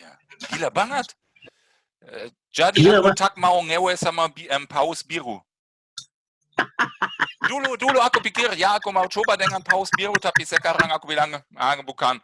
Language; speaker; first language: Indonesian; non-native, fluent; German